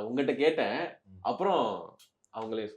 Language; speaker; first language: Tamil; native; Tamil